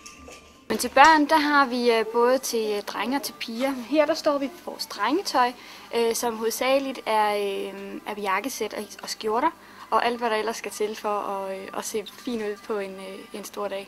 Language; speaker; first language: Danish; native; Danish